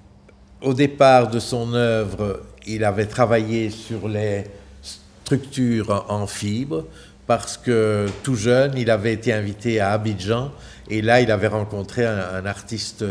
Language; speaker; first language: French; native; French